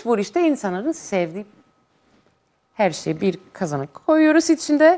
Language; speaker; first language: Turkish; non-native, fluent; Greek